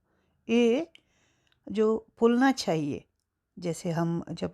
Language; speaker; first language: Hindi; non-native, local second language; Tulu